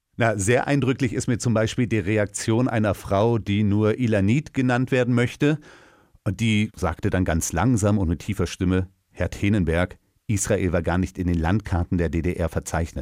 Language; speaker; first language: German; native; German